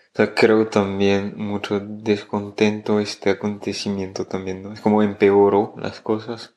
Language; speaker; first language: Spanish; non-native, fluent; French